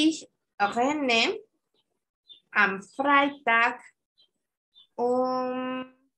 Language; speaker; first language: German; non-native, fluent; Spanish